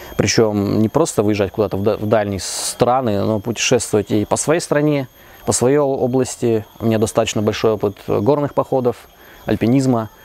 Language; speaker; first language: Russian; native; Russian